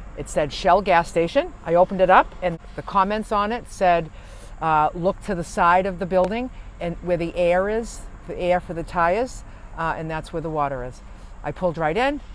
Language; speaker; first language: English; native; English